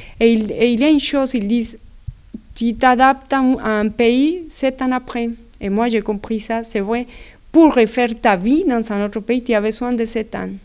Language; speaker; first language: French; non-native, fluent; Spanish